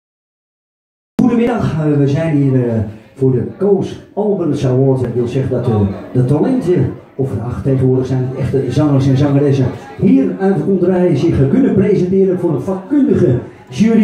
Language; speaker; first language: Dutch; native; Dutch